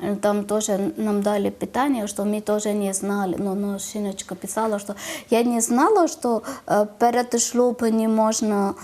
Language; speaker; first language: Ukrainian; non-native, learner; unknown